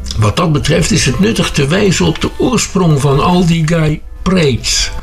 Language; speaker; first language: Dutch; native; Dutch